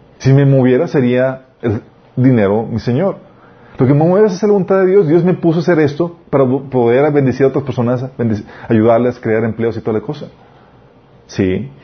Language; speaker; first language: Spanish; native; Spanish